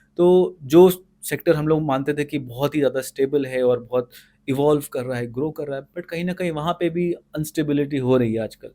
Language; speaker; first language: Hindi; native; Hindi